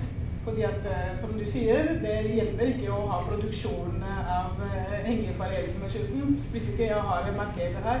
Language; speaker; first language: Norwegian; non-native, fluent; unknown